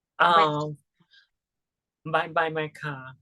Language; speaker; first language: English; non-native, learner; Thai